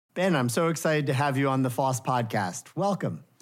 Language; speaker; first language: English; native; English